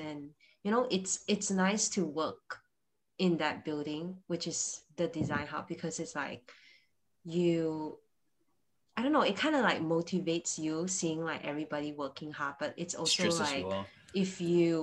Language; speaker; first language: English; non-native, local second language; Chinese